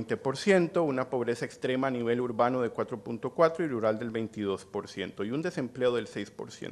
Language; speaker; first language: Spanish; native; Spanish